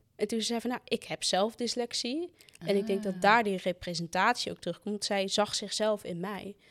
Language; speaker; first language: Dutch; native; Dutch